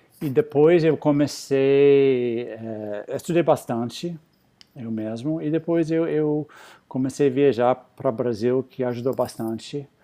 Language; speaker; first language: Portuguese; non-native, fluent; English